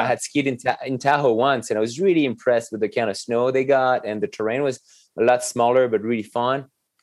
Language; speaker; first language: English; non-native, fluent; French